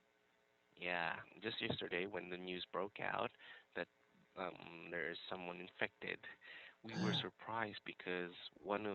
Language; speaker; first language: English; non-native, local second language; Filipino